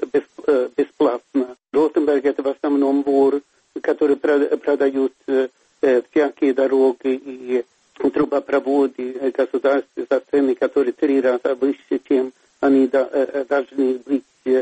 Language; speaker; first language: Russian; non-native, fluent; Swedish